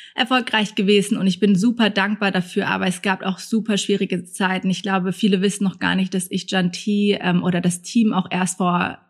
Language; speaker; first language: German; early bilingual, other home language; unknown